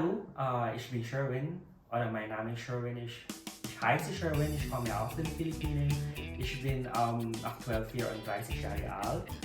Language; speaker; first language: German; non-native, learner; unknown